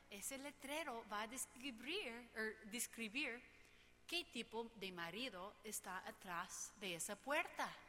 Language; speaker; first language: Spanish; non-native, fluent; English